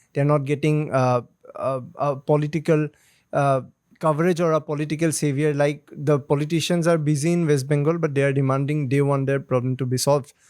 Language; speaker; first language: English; non-native, local second language; Assamese